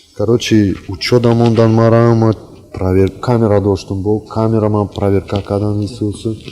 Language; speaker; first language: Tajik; non-native, local second language; Russian